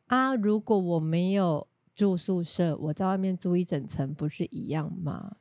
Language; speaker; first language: Chinese; native; Chinese